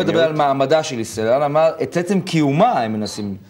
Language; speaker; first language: Hebrew; native; Hebrew